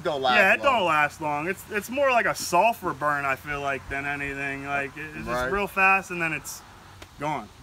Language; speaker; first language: English; native; English